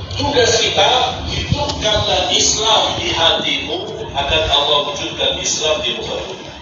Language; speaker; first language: Indonesian; non-native, fluent; Arabic